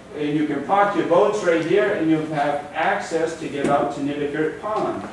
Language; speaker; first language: English; native; English